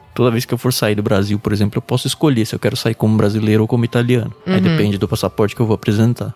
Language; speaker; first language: Portuguese; native; Portuguese